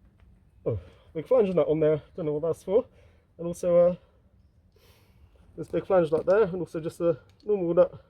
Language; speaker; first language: English; native; English